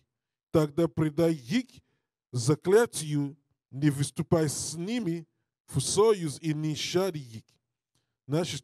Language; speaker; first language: Russian; non-native, learner; English